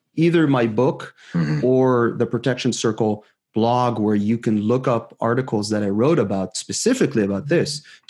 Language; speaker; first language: English; non-native, fluent; Hebrew